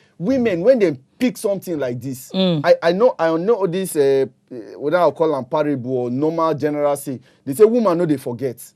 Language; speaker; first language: Nigerian Pidgin; native; Nigerian Pidgin